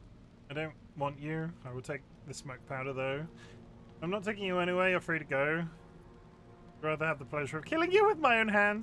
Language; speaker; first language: English; native; English